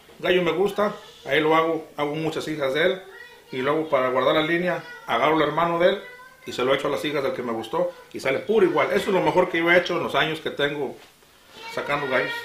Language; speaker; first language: Spanish; native; Spanish